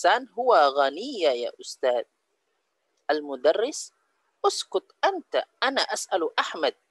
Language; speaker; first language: Arabic; non-native, fluent; Indonesian